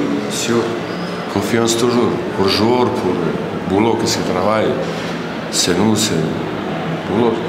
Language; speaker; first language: French; non-native, learner; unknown